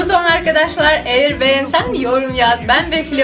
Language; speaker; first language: Turkish; non-native, fluent; Kazakh